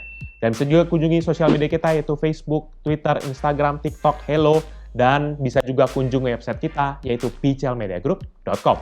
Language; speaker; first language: Indonesian; native; Indonesian